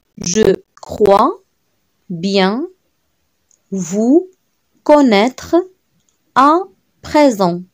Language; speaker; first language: French; non-native, local second language; Arabic